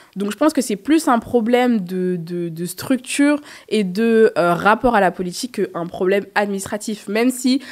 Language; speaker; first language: French; native; French